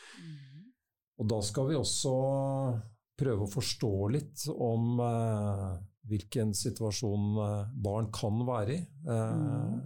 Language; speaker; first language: Norwegian; native; Norwegian